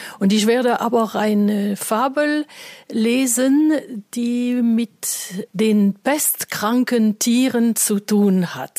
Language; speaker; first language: German; non-native, fluent; French